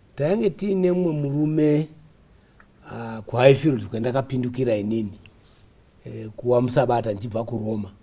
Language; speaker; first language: Shona; native; Shona